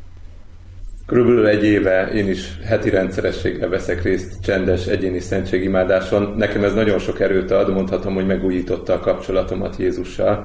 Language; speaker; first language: Hungarian; native; Hungarian